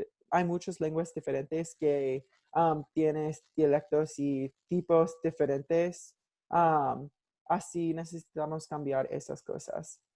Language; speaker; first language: Spanish; non-native, learner; English